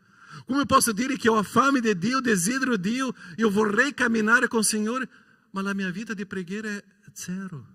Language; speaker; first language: Italian; non-native, fluent; Portuguese